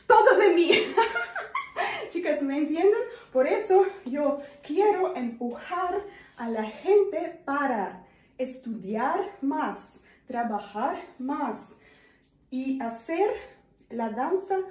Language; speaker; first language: Spanish; non-native, learner; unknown